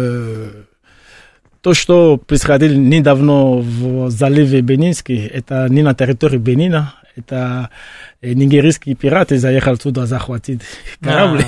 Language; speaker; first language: Russian; non-native, fluent; Fon